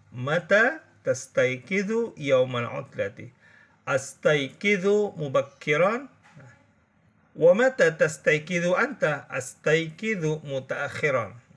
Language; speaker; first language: Arabic; non-native, fluent; Indonesian